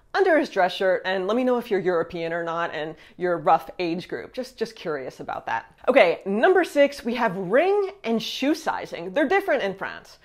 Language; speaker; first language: English; native; English